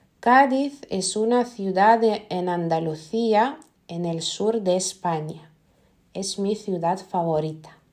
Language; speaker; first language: Spanish; non-native, fluent; Lithuanian